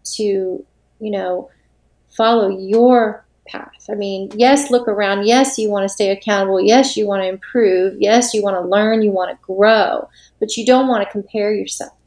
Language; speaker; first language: English; native; English